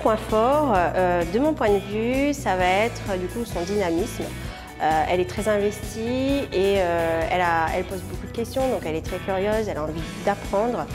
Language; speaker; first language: French; native; French